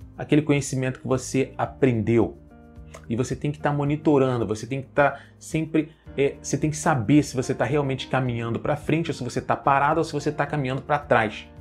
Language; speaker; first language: Portuguese; native; Portuguese